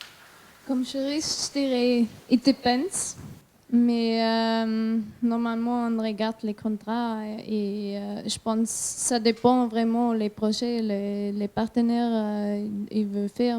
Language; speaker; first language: French; non-native, learner; German